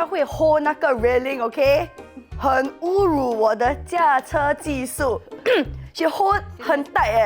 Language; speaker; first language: Chinese; non-native, local second language; English